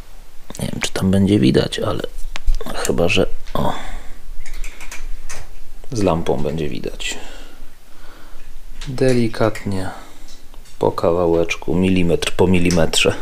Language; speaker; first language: Polish; native; Polish